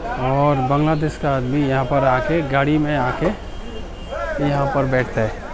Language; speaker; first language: Hindi; non-native, local second language; Bangla